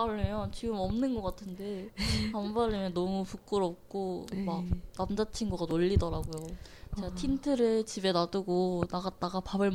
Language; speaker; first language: Korean; non-native, learner; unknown